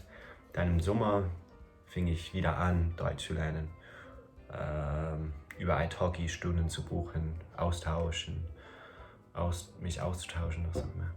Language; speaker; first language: German; non-native, fluent; English